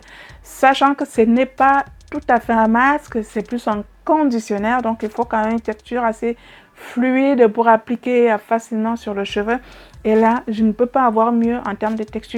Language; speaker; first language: French; native; French